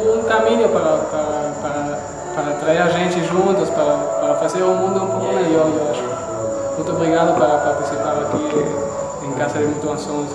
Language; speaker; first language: Portuguese; non-native, learner; German